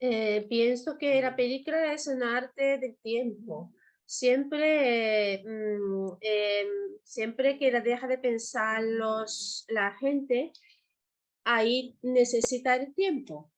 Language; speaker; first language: Spanish; non-native, learner; Japanese